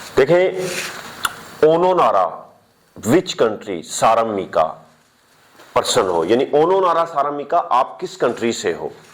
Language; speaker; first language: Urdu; non-native, local second language; Punjabi